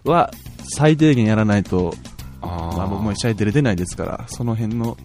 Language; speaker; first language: Japanese; native; Japanese